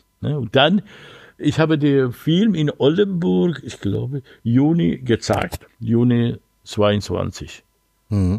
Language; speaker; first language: German; non-native, learner; Persian